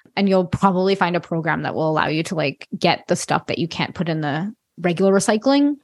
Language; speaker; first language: English; non-native, fluent; French